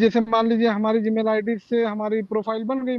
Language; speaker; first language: Hindi; native; Hindi